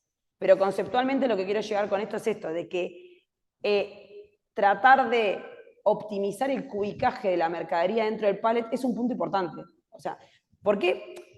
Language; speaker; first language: Spanish; native; Spanish